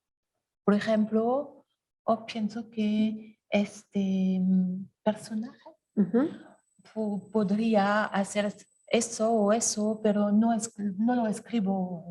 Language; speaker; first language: Spanish; non-native, learner; French